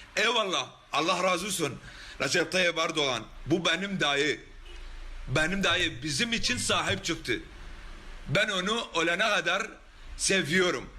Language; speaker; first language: Turkish; non-native, learner; Arabic